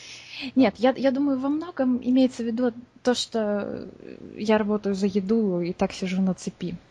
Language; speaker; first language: Russian; native; Russian